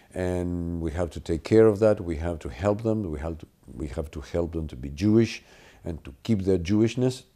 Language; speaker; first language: English; non-native, fluent; Spanish